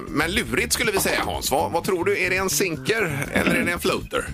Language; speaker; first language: Swedish; native; Swedish